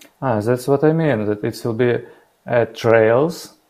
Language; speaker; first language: English; non-native, learner; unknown